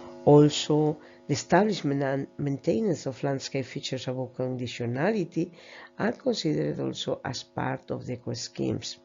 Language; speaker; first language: English; non-native, fluent; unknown